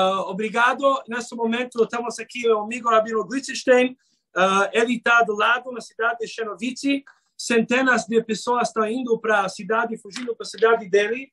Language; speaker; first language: Portuguese; non-native, fluent; Hebrew